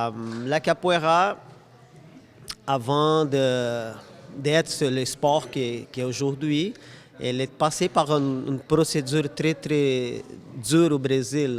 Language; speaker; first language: French; non-native, fluent; Portuguese